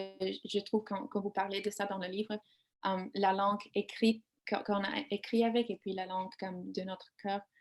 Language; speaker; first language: French; non-native, learner; English